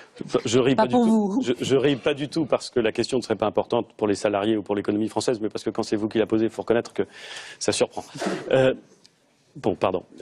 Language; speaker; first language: French; native; French